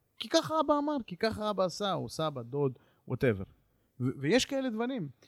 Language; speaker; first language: Hebrew; native; Hebrew